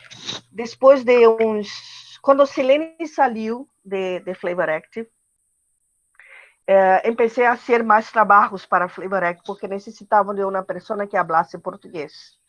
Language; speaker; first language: Portuguese; non-native, learner; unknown